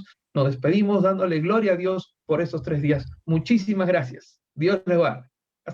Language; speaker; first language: Spanish; native; Spanish